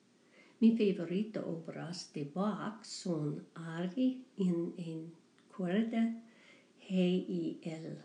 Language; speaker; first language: Spanish; non-native, learner; English